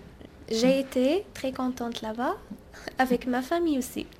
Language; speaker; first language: French; non-native, learner; Arabic